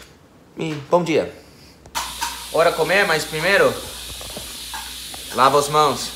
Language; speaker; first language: Portuguese; non-native, fluent; English